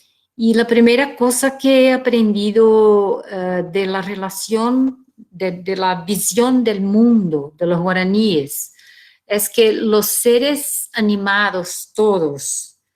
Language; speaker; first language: Spanish; non-native, fluent; Portuguese